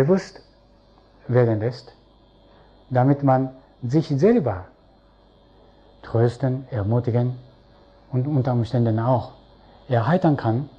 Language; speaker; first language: German; non-native, fluent; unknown